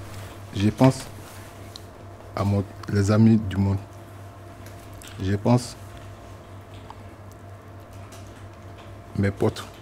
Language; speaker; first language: French; non-native, learner; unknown